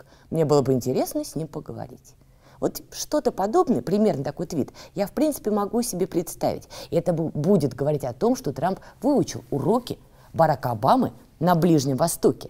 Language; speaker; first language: Russian; native; Russian